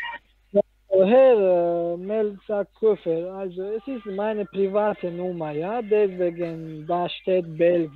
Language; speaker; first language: German; non-native, learner; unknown